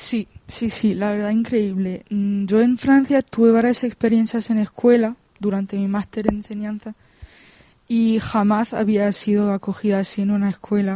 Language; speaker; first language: Spanish; non-native, fluent; French